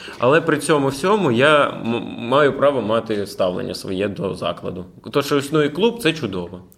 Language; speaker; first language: Ukrainian; non-native, local second language; Russian